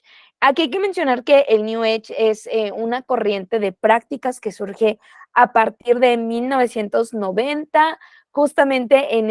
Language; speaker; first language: Spanish; native; Spanish